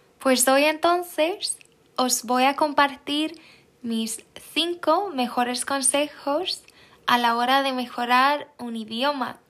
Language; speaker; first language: Spanish; non-native, fluent; Swedish